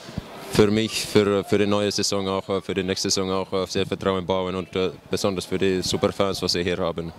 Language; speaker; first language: German; non-native, fluent; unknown